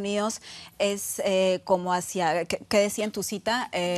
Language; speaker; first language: Spanish; native; Spanish